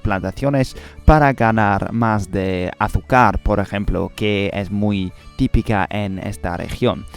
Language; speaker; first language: Spanish; non-native, learner; English